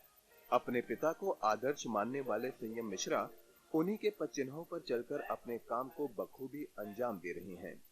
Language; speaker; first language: Hindi; native; Hindi